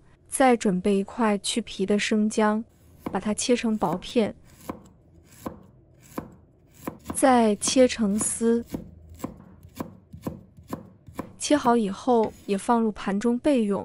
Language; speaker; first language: Chinese; native; Chinese